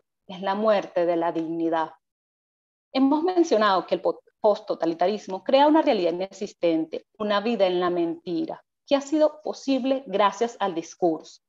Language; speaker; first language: Spanish; native; Spanish